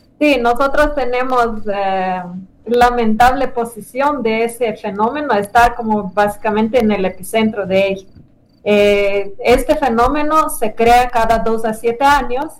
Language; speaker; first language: Spanish; non-native, fluent; Lithuanian